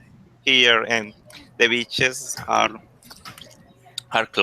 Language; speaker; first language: English; non-native, learner; Spanish